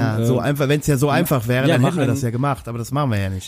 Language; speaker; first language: German; native; German